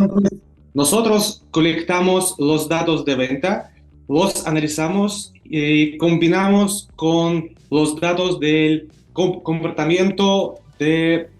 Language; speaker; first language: Spanish; non-native, fluent; Russian